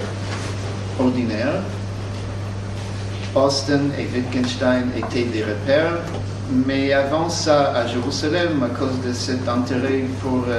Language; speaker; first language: French; non-native, fluent; English